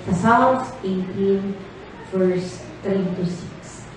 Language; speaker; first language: English; non-native, local second language; Filipino